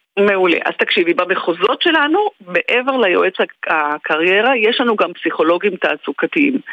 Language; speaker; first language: Hebrew; native; Hebrew